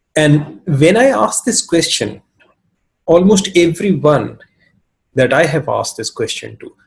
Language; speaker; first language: English; non-native, local second language; Urdu